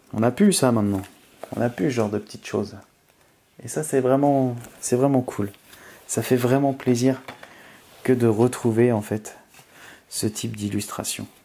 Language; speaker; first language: French; native; French